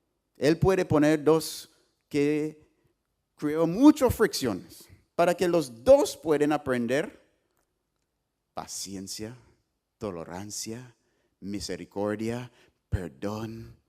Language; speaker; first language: Spanish; non-native, fluent; English